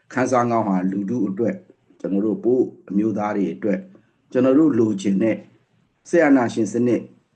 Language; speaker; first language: Burmese; non-native, local second language; Pa'o Karen